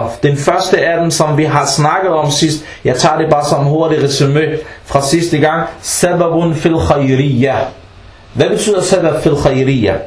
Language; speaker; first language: Danish; early bilingual, other home language; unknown